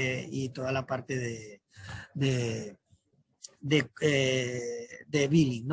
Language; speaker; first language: Spanish; native; Spanish